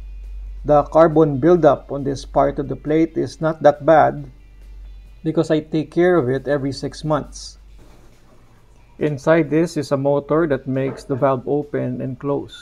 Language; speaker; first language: English; non-native, local second language; Filipino